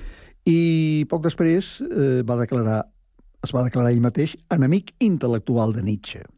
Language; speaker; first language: Catalan; native; Catalan